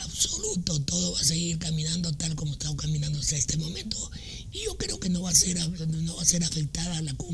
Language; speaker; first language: Spanish; native; Spanish